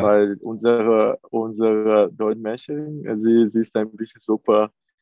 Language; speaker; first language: German; non-native, learner; Portuguese